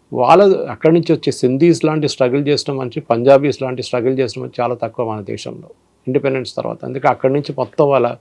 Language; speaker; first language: Telugu; non-native, fluent; Malayalam